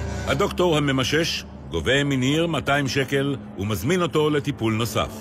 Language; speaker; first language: Hebrew; native; Hebrew